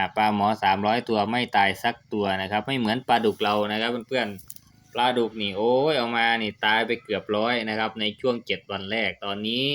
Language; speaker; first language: Thai; non-native, local second language; Northeastern Thai